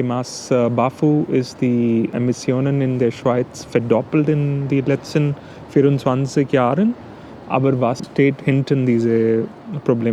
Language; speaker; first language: German; non-native, fluent; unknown